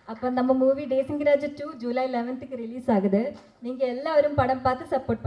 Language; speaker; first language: Tamil; non-native, learner; Malayalam